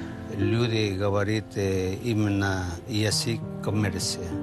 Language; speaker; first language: Russian; non-native, learner; Spanish